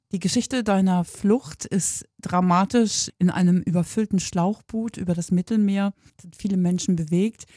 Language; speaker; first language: German; native; German